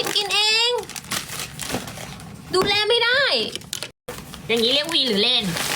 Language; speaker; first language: Thai; native; Thai